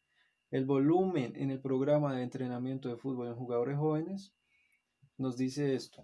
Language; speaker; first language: Spanish; native; Spanish